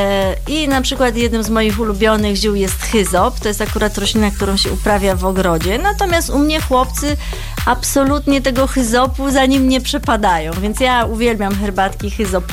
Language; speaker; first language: Polish; native; Polish